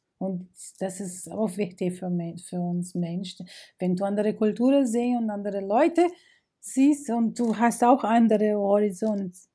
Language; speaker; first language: German; non-native, fluent; Portuguese